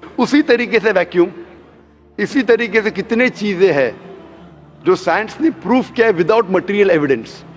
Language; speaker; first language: Hindi; non-native, local second language; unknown